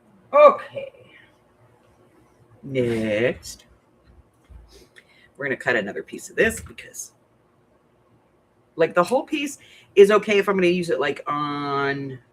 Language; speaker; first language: English; native; English